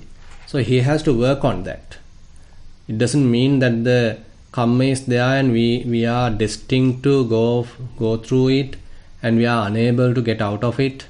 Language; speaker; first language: English; non-native, local second language; Sinhala